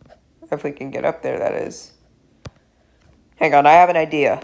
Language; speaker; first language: English; native; English